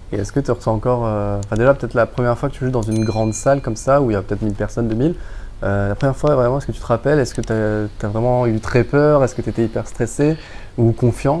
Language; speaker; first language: French; native; French